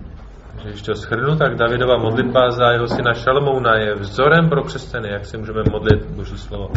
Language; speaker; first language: Czech; native; Czech